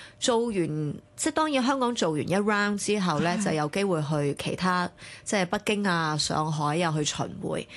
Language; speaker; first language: Cantonese; early bilingual, other home language; Chinese